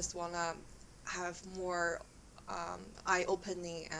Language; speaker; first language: English; non-native, fluent; Chinese